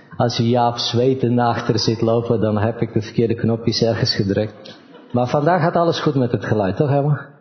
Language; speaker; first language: Dutch; early bilingual, other home language; Romanian